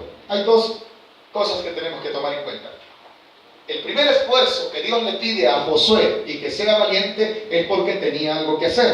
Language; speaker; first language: Spanish; native; Spanish